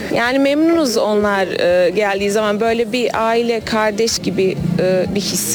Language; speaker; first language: Turkish; non-native, fluent; Bosnian